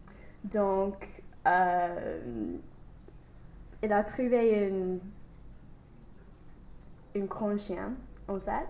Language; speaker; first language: French; non-native, learner; English